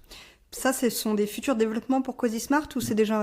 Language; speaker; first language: French; native; French